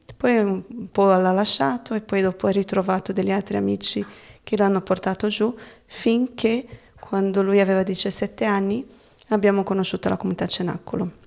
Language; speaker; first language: Italian; non-native, fluent; Portuguese